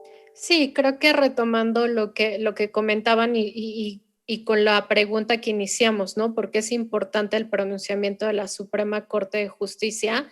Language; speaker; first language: Spanish; native; Spanish